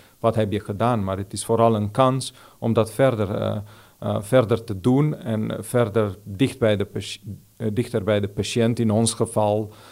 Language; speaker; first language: Dutch; non-native, fluent; Romanian